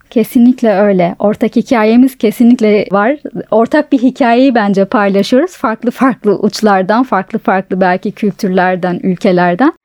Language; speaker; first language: Turkish; native; Turkish